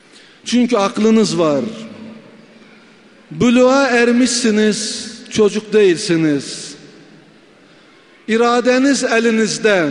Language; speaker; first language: Turkish; native; Turkish